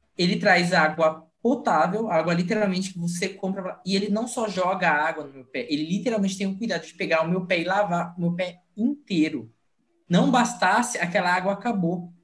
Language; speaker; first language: Portuguese; native; Portuguese